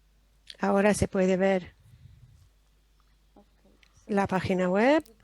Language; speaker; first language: Spanish; non-native, fluent; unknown